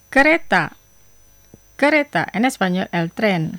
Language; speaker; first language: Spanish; non-native, fluent; Indonesian